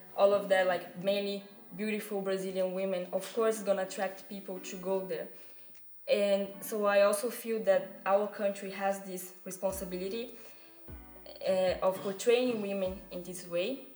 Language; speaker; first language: English; non-native, fluent; Portuguese